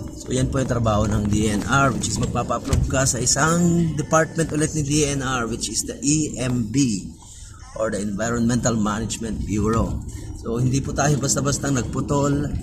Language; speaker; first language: Filipino; non-native, local second language; Iloko